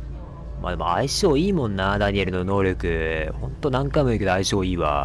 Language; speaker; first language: Japanese; native; Japanese